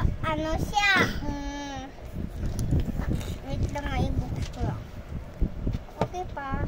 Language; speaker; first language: Filipino; native; Filipino